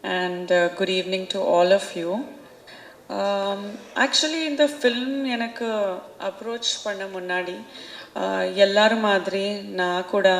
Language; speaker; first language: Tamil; non-native, fluent; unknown